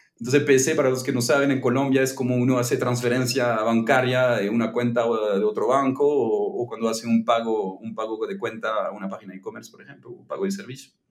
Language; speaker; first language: Spanish; non-native, fluent; French